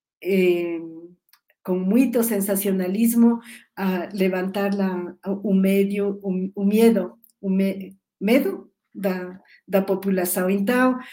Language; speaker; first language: Portuguese; non-native, learner; Spanish